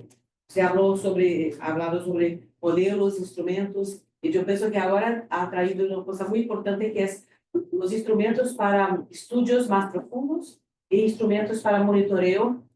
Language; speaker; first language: Spanish; non-native, fluent; Portuguese